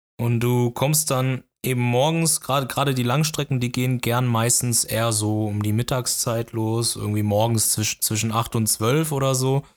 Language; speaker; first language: German; early bilingual, other home language; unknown